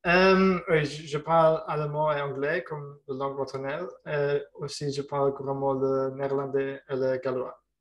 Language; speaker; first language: French; non-native, learner; German